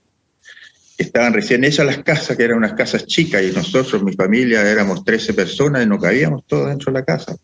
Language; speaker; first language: Spanish; early bilingual, other home language; Italian